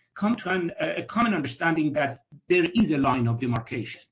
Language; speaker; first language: English; non-native, fluent; Persian